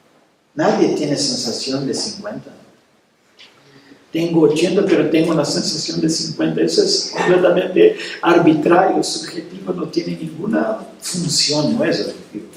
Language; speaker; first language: Spanish; non-native, fluent; Portuguese